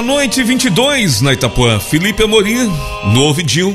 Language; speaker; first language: Portuguese; native; Portuguese